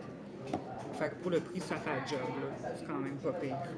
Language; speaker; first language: French; native; French